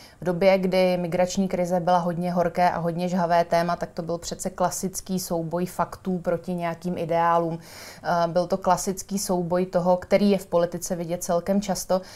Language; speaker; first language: Czech; native; Czech